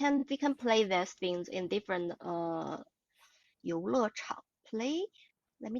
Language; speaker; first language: English; non-native, learner; Chinese